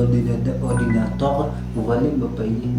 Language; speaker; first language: French; non-native, learner; Kalenjin